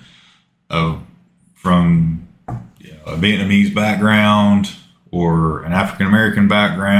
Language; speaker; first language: English; native; English